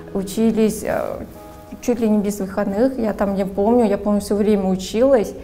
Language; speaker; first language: Russian; non-native, fluent; Vietnamese